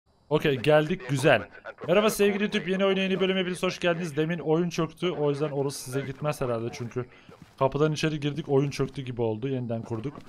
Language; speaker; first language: Turkish; native; Turkish